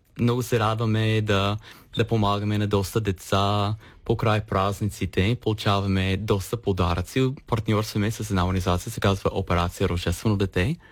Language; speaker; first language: Bulgarian; non-native, fluent; English